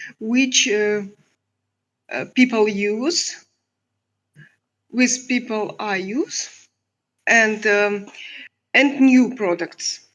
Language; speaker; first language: English; non-native, learner; Russian